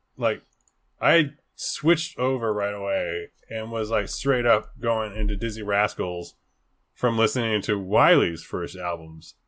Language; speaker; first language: English; native; English